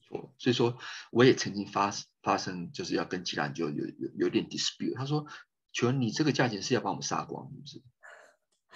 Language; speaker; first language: Chinese; native; Chinese